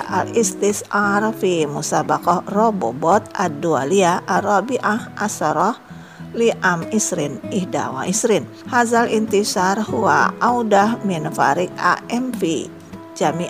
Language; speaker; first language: Arabic; non-native, learner; Indonesian